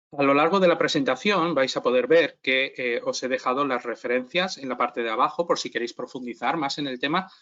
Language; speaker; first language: Spanish; native; Spanish